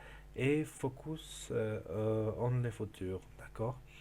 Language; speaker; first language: French; non-native, learner; Spanish